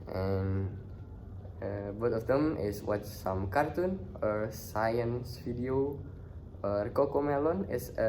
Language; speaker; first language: English; non-native, learner; Indonesian